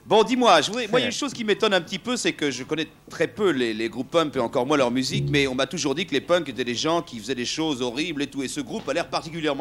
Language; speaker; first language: French; native; French